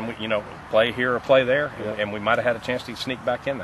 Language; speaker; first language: English; native; English